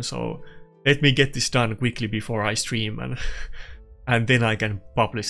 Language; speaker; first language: English; non-native, fluent; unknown